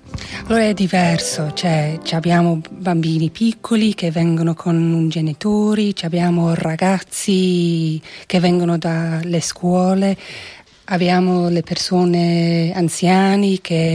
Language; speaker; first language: Italian; non-native, fluent; English